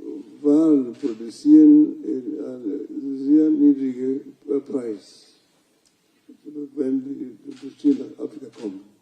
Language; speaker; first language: German; non-native, fluent; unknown